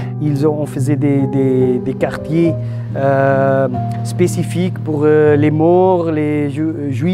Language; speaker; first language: French; non-native, fluent; Portuguese